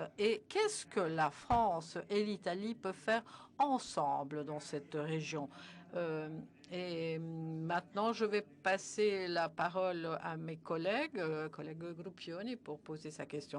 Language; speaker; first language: French; non-native, fluent; Italian